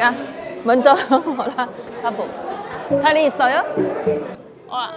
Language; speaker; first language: Korean; non-native, learner; Chinese